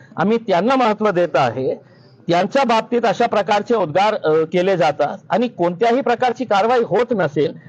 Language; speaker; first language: Marathi; non-native, local second language; Urdu